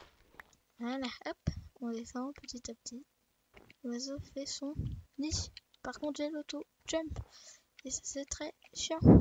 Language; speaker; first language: French; native; French